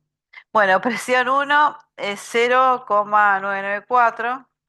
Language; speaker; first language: Spanish; native; Spanish